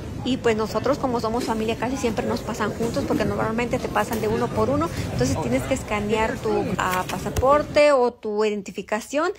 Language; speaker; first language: Spanish; native; Spanish